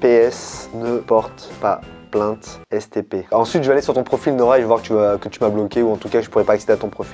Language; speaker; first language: French; native; French